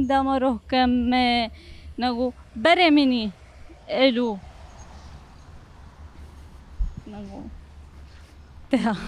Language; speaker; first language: Estonian; non-native, learner; Arabic